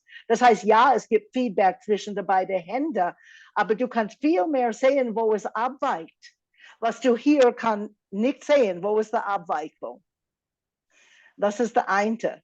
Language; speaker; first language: German; non-native, fluent; English